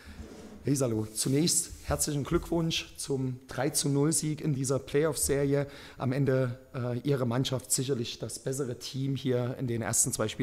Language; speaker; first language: German; native; German